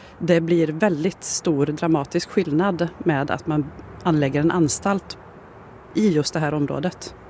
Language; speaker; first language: Swedish; native; Swedish